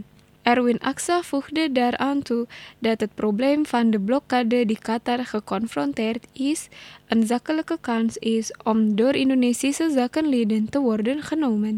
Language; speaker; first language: Dutch; non-native, learner; Indonesian